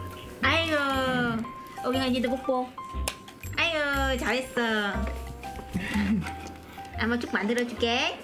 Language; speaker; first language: Korean; non-native, learner; Vietnamese